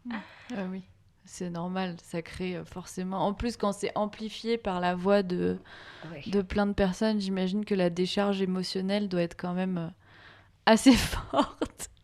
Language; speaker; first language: French; native; French